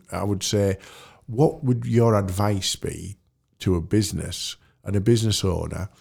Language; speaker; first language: English; native; English